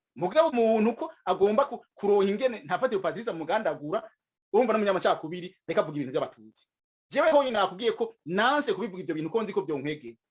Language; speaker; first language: Rundi; native; Rundi